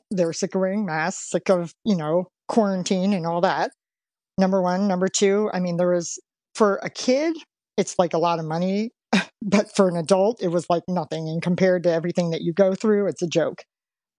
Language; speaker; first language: English; native; English